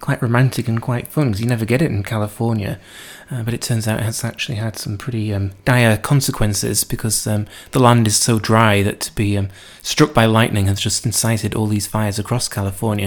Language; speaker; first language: English; native; English